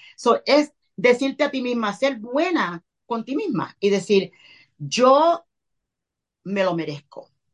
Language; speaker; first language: Spanish; early bilingual, heritage; Spanish